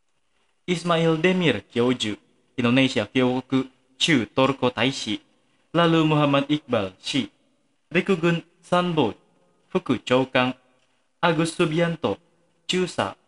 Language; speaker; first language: Japanese; non-native, fluent; Indonesian